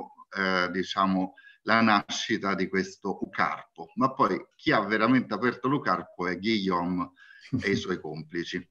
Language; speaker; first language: Italian; native; Italian